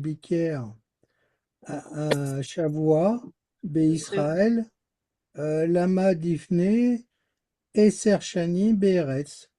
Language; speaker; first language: Hebrew; non-native, learner; French